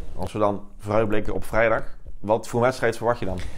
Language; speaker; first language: Dutch; native; Dutch